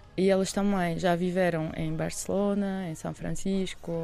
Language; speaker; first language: Portuguese; non-native, fluent; Russian